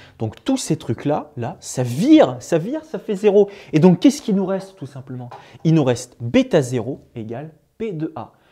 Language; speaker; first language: French; native; French